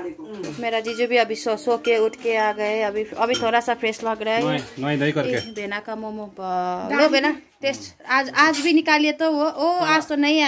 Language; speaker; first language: Hindi; non-native, local second language; Nepali